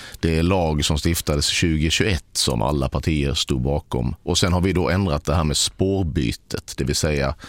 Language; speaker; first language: Swedish; native; Swedish